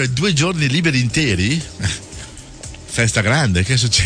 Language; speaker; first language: Italian; native; Italian